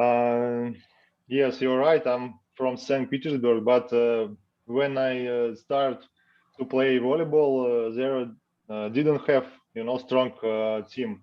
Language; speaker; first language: English; non-native, learner; Russian